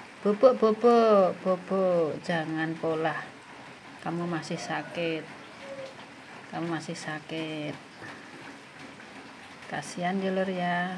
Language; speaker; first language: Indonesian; non-native, local second language; Javanese